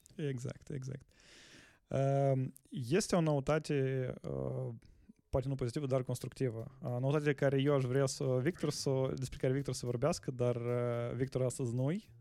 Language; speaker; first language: Romanian; non-native, local second language; Russian